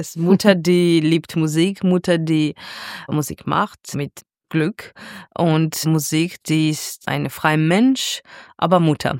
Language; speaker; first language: German; non-native, fluent; Georgian